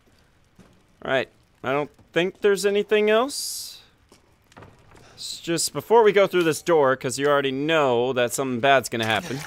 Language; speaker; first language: English; native; English